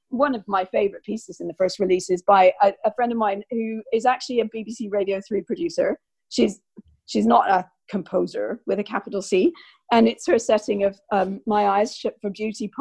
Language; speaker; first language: English; native; English